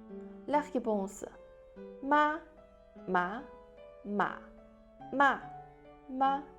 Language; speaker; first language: French; non-native, fluent; Chinese